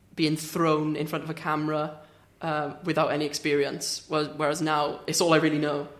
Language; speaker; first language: English; native; English